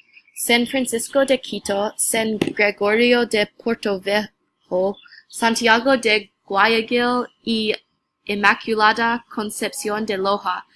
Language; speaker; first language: Spanish; non-native, learner; English